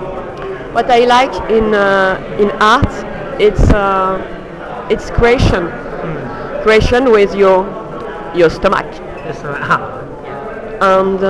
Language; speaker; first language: English; non-native, learner; French